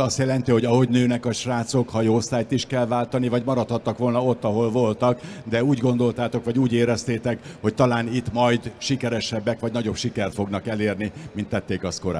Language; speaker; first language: Hungarian; native; Hungarian